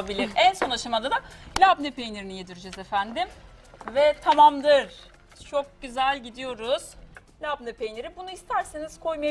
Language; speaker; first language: Turkish; native; Turkish